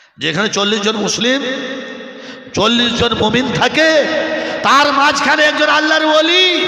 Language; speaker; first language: Bangla; non-native, local second language; Urdu